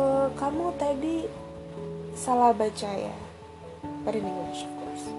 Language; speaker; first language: English; non-native, fluent; Indonesian